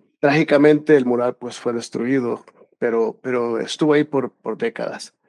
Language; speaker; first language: Spanish; native; Spanish